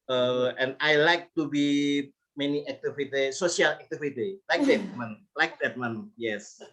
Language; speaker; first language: English; non-native, learner; Indonesian